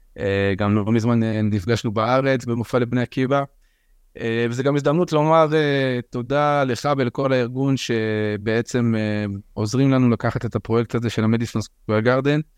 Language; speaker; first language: Hebrew; early bilingual, other home language; French